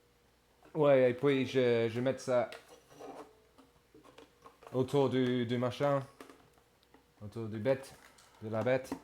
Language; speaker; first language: French; non-native, fluent; English